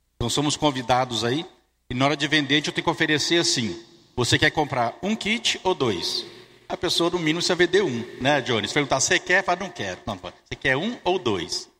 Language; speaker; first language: Portuguese; native; Portuguese